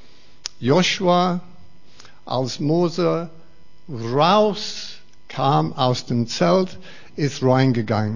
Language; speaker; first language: German; non-native, fluent; English